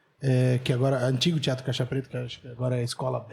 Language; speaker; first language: Portuguese; native; Portuguese